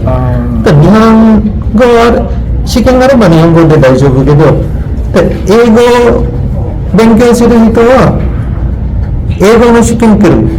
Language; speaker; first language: Japanese; non-native, learner; Sinhala